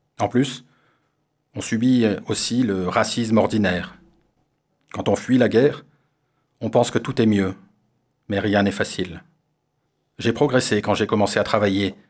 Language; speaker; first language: French; non-native, learner; Armenian